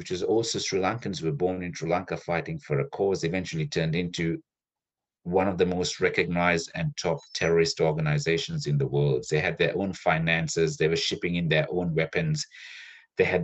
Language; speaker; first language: English; non-native, local second language; Sinhala